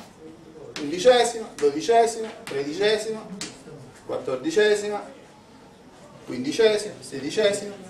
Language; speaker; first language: Italian; native; Italian